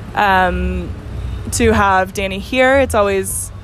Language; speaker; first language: English; native; English